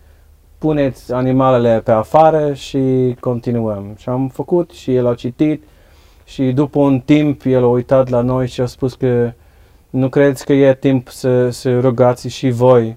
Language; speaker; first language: Romanian; non-native, learner; Dutch